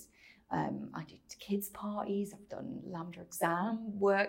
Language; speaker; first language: English; native; English